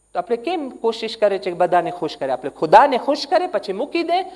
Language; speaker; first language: Gujarati; non-native, learner; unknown